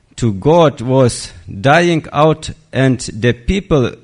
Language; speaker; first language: English; non-native, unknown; Lithuanian